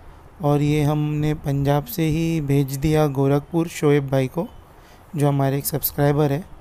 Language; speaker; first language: Hindi; native; Hindi